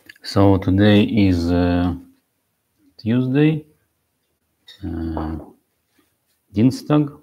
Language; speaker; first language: English; non-native, fluent; Russian